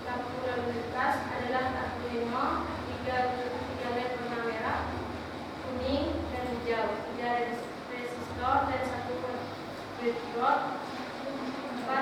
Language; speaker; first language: Indonesian; native; Indonesian